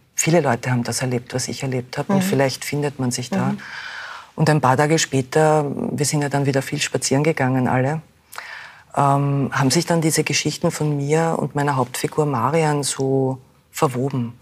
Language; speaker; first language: German; native; German